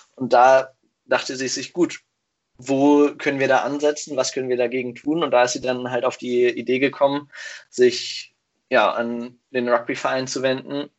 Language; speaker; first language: German; native; German